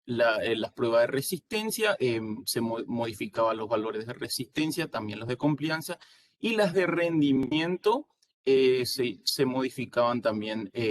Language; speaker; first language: Spanish; native; Spanish